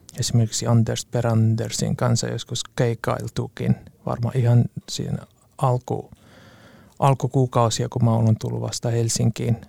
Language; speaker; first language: Finnish; non-native, fluent; Kurdish